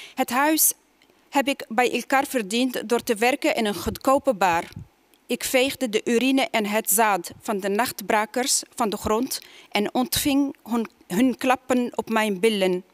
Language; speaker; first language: Dutch; non-native, fluent; Arabic